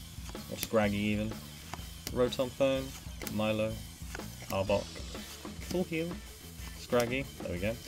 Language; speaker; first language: English; native; English